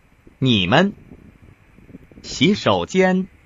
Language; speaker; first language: Chinese; non-native, learner; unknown